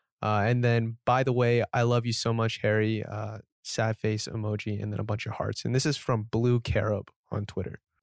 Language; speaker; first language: English; early bilingual, other home language; Korean